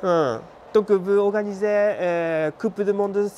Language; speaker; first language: French; non-native, fluent; Japanese